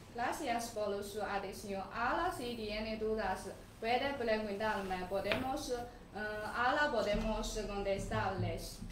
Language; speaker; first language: Spanish; non-native, learner; Chinese